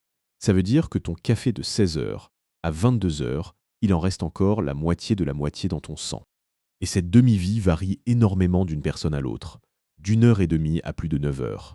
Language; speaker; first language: French; native; French